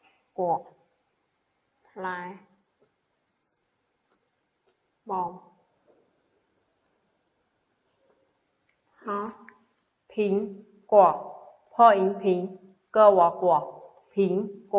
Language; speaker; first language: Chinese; non-native, fluent; Khmer